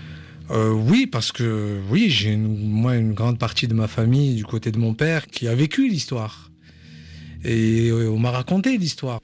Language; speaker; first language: French; native; French